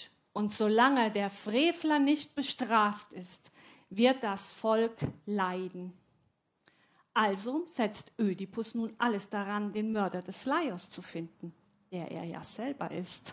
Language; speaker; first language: German; native; German